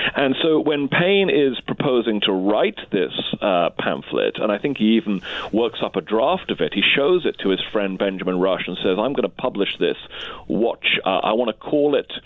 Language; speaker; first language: English; native; English